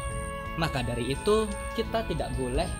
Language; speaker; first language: Indonesian; native; Indonesian